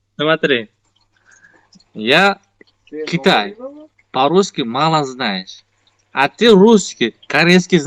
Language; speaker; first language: Russian; non-native, learner; Chinese